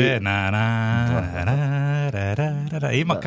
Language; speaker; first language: Serbian; native; Serbian